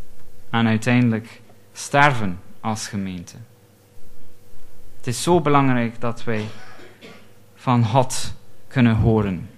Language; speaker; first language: Dutch; non-native, fluent; English